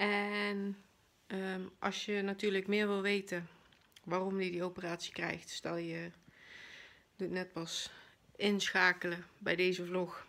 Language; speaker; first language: Dutch; native; Dutch